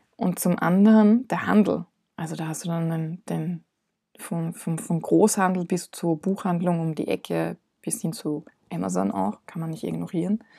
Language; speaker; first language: German; non-native, fluent; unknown